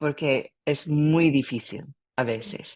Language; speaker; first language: Spanish; non-native, learner; English